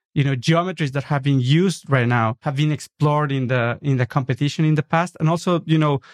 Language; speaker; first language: English; non-native, fluent; Spanish